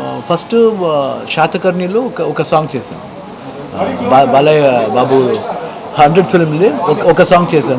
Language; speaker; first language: Telugu; non-native, learner; Kannada